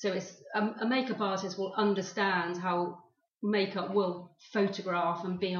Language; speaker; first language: English; native; English